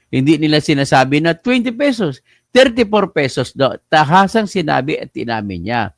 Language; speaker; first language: Filipino; non-native, local second language; Hiligaynon